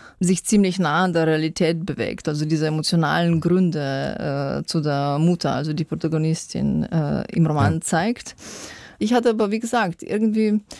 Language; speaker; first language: German; non-native, fluent; Slovenian